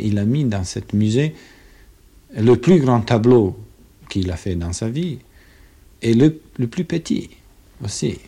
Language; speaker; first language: French; non-native, fluent; Croatian